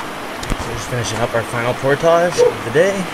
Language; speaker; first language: English; native; English